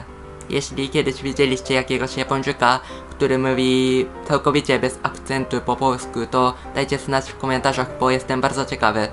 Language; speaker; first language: Polish; non-native, fluent; Japanese